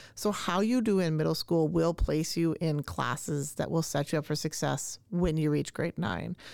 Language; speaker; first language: English; native; English